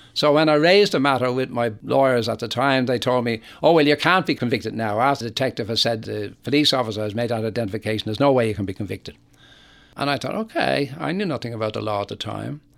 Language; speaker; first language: English; native; English